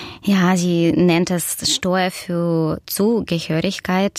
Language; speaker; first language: German; non-native, fluent; Russian